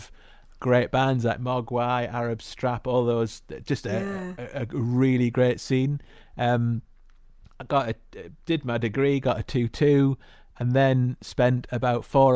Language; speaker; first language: English; native; English